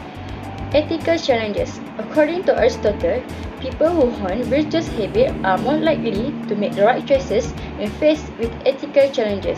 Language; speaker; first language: English; non-native, local second language; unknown